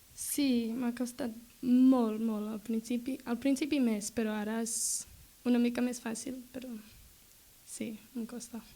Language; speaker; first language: Catalan; non-native, learner; English